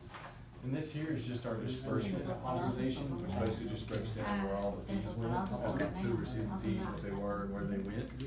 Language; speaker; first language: English; native; English